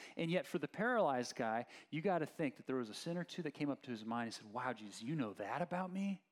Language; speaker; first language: English; native; English